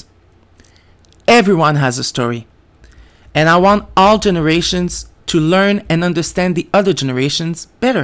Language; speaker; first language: English; non-native, fluent; French